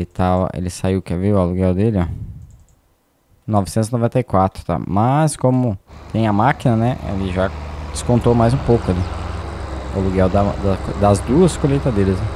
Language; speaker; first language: Portuguese; native; Portuguese